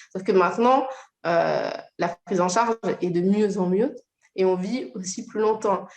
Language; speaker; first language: French; native; French